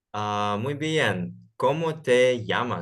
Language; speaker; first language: Spanish; non-native, learner; Russian